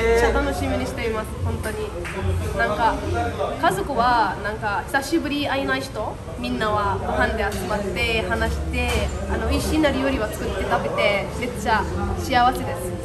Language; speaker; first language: Japanese; non-native, learner; Arabic